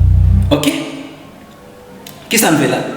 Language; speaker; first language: French; non-native, learner; Haitian Creole